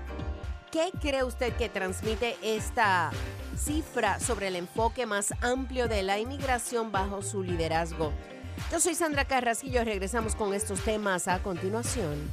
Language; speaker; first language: Spanish; native; Spanish